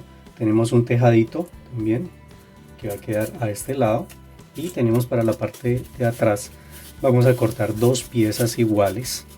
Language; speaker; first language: Spanish; native; Spanish